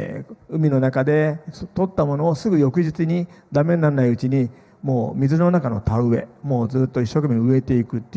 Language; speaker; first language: Japanese; native; Japanese